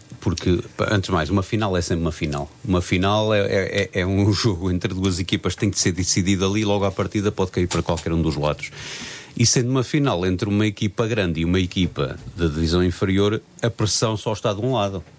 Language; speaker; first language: Portuguese; native; Portuguese